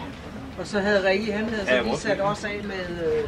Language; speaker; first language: Danish; native; Danish